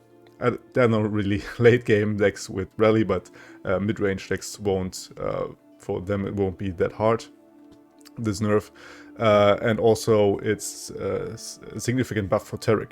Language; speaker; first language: English; non-native, fluent; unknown